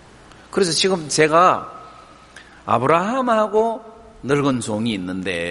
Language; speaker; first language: Korean; native; Korean